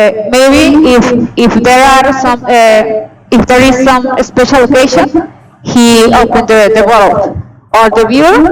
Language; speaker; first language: English; non-native, fluent; Spanish